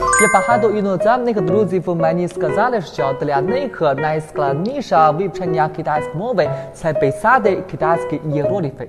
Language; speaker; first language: Ukrainian; non-native, fluent; Chinese